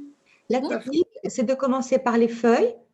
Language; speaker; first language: French; native; French